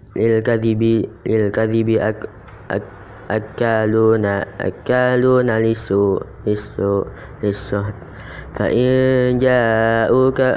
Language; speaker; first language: Arabic; non-native, learner; Indonesian